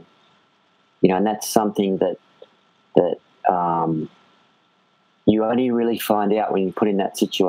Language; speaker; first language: English; native; English